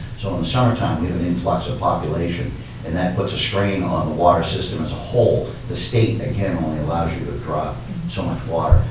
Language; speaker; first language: English; native; English